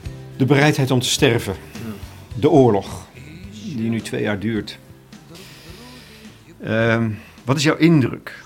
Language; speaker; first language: Dutch; native; Dutch